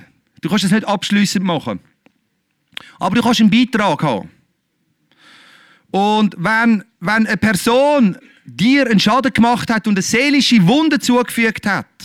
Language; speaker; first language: German; native; German